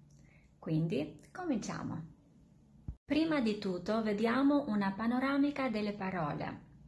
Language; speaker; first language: Italian; non-native, fluent; Albanian